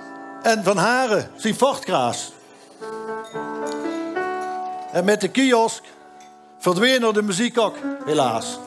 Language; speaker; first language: Dutch; native; Dutch